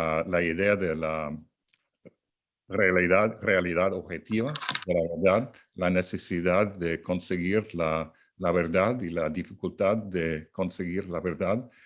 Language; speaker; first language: Spanish; non-native, fluent; English